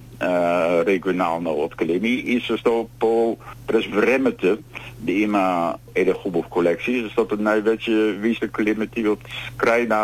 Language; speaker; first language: Bulgarian; non-native, learner; Dutch